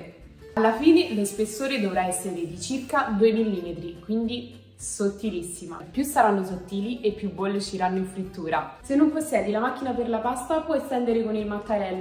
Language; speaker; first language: Italian; native; Italian